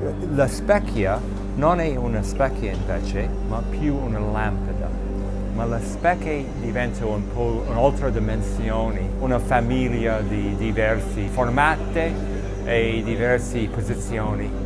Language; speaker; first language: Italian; non-native, learner; English